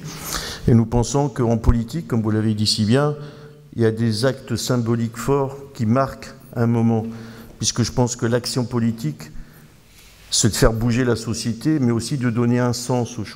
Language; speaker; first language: French; native; French